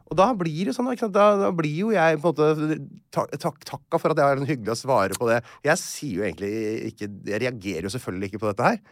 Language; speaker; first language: Norwegian; native; Norwegian